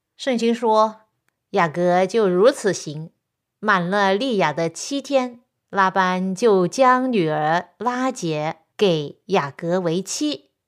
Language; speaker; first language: Chinese; non-native, local second language; Cantonese